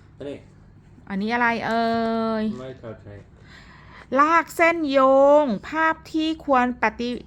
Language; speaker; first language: Thai; native; Thai